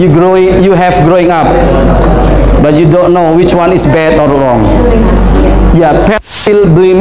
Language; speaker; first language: English; non-native, fluent; Indonesian